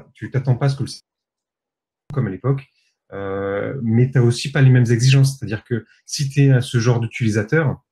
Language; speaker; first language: French; native; French